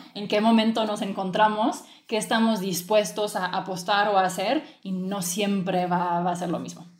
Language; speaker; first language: Spanish; early bilingual, other home language; French